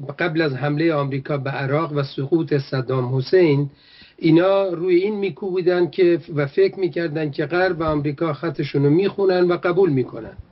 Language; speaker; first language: Persian; non-native, local second language; Kurdish